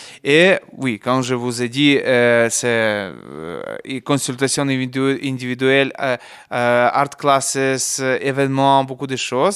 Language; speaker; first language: French; non-native, learner; Ukrainian